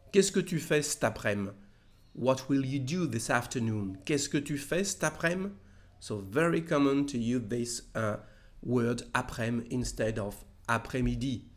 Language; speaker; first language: French; native; French